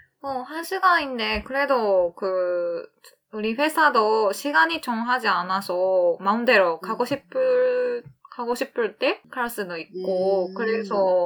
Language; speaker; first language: Korean; non-native, fluent; Japanese